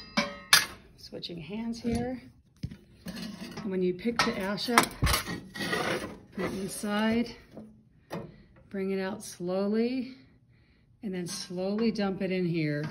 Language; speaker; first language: English; native; English